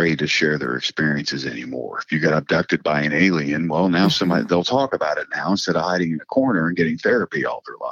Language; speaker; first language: English; native; English